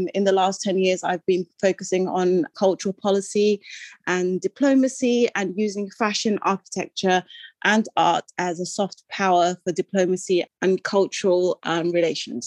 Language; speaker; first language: English; native; English